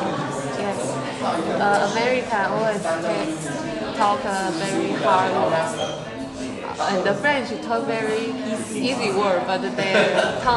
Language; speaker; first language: English; non-native, learner; Chinese